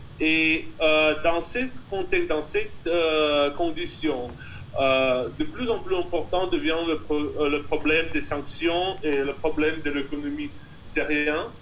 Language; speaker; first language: French; non-native, fluent; Russian